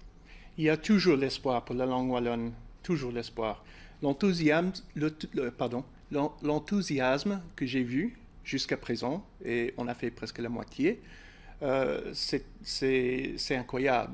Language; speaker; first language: French; non-native, fluent; English